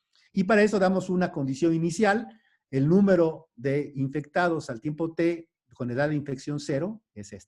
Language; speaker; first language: Spanish; native; Spanish